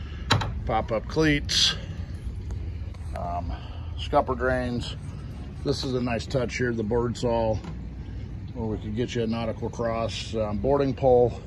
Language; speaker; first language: English; native; English